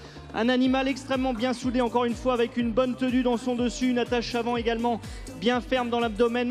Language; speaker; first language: French; native; French